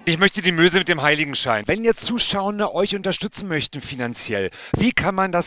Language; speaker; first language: German; native; German